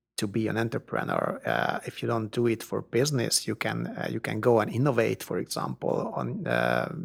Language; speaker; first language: English; non-native, fluent; Hungarian